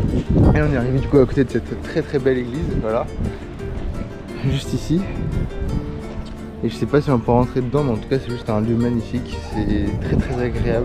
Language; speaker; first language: French; native; French